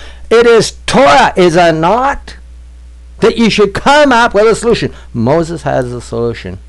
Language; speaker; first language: English; native; English